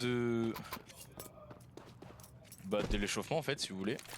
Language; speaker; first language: French; native; French